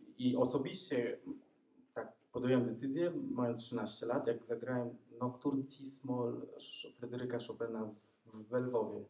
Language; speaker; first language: Polish; early bilingual, other home language; Vietnamese